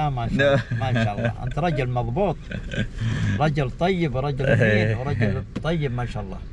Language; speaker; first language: Arabic; native; Arabic